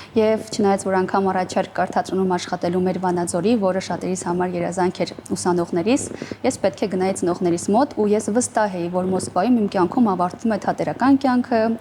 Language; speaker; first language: Armenian; native; Armenian